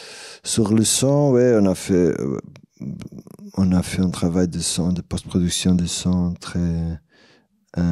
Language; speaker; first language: French; non-native, fluent; Portuguese